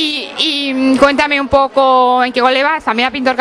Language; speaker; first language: Spanish; native; Spanish